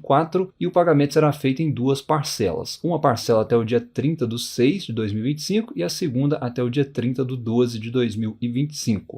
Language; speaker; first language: Portuguese; native; Portuguese